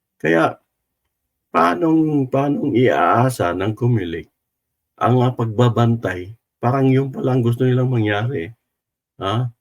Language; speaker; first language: Filipino; non-native, local second language; Cebuano